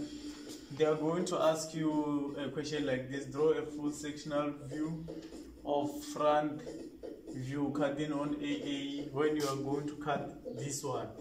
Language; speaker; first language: English; non-native, local second language; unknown